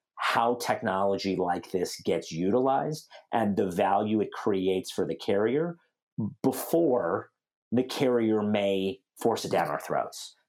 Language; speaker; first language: English; native; English